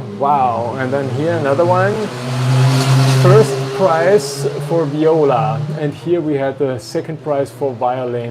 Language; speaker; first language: English; non-native, fluent; German